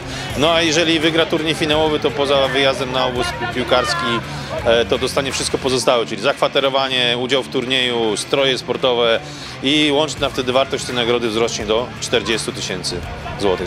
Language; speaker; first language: Polish; native; Polish